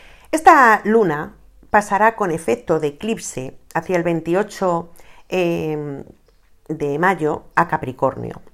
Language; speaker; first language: Spanish; native; Spanish